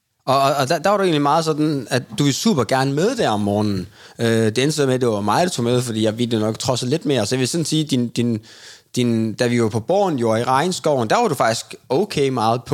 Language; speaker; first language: Danish; native; Danish